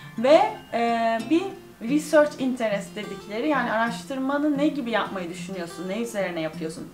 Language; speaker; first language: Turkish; native; Turkish